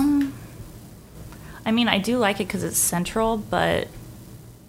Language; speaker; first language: English; native; English